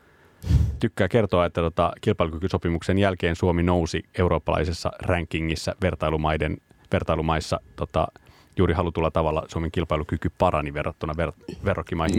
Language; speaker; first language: Finnish; native; Finnish